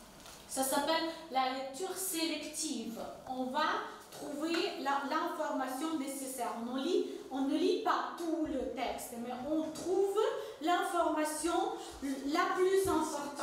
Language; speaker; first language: French; non-native, fluent; Ukrainian